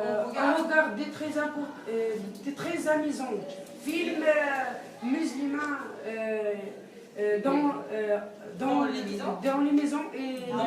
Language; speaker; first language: French; non-native, learner; Arabic